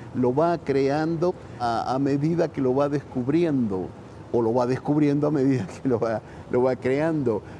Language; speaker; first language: Spanish; early bilingual, other home language; English